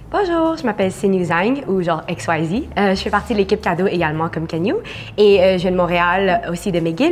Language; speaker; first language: French; early bilingual, other home language; Chinese